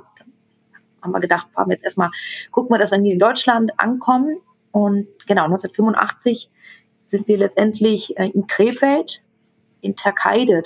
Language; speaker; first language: German; early bilingual, other home language; Tamil